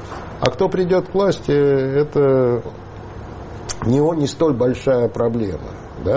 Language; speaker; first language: Russian; native; Russian